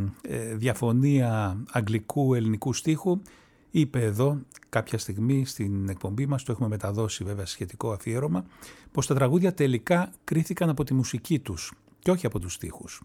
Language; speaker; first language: Greek; native; Greek